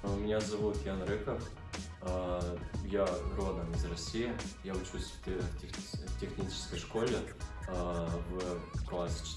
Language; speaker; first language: Russian; early bilingual, heritage; Russian